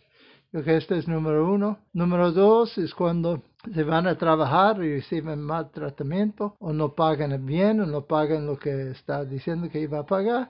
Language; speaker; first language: Spanish; non-native, fluent; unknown